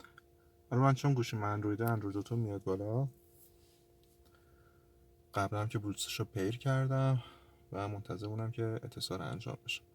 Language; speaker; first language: Persian; native; Persian